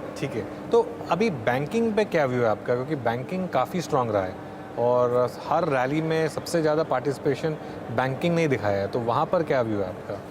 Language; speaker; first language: Hindi; native; Hindi